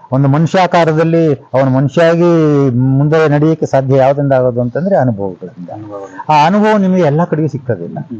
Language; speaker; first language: Kannada; native; Kannada